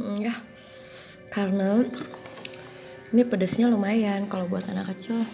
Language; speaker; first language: Indonesian; native; Indonesian